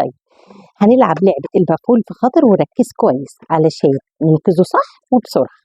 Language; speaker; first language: Arabic; native; Arabic